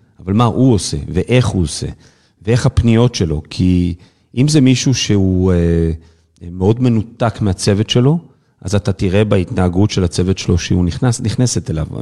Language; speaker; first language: Hebrew; native; Hebrew